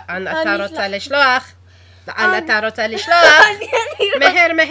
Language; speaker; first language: Hebrew; non-native, learner; English